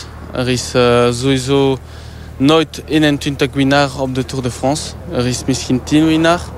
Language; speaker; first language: Dutch; non-native, learner; French